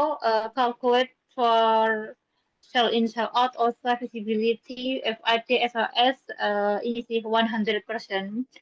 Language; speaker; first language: English; non-native, learner; Indonesian